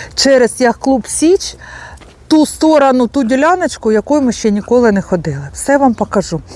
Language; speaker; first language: Ukrainian; native; Ukrainian